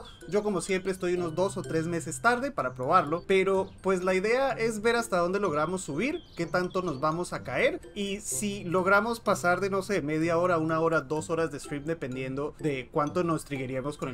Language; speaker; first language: Spanish; native; Spanish